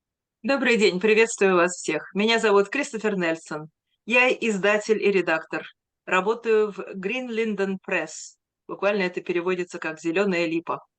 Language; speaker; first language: Russian; native; Russian